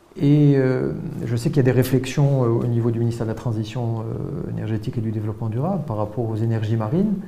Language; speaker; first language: French; non-native, local second language; Arabic